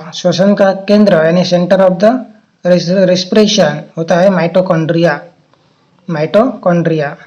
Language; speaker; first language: Hindi; non-native, local second language; Marathi